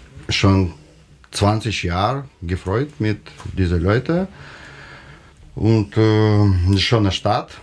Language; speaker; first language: German; non-native, learner; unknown